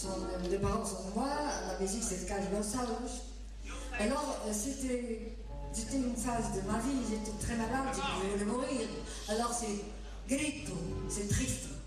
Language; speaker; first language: French; non-native, fluent; Portuguese